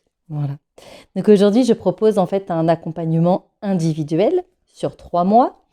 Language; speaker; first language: French; native; French